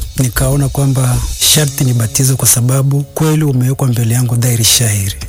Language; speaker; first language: Swahili; native; Swahili